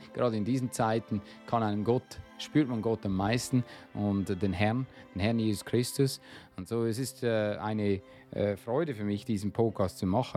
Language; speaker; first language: German; non-native, fluent; English